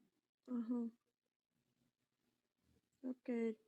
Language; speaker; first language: Spanish; native; Spanish